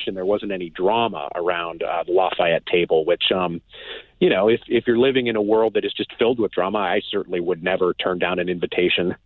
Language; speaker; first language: English; native; English